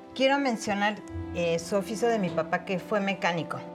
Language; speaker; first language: Spanish; native; Spanish